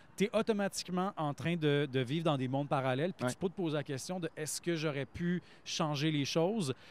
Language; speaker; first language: French; native; French